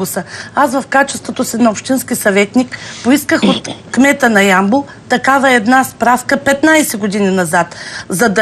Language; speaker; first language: Bulgarian; native; Bulgarian